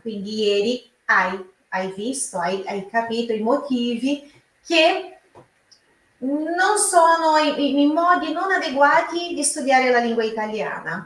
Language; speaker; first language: Italian; non-native, fluent; Portuguese